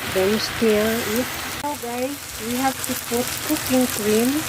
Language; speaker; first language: English; non-native, local second language; Filipino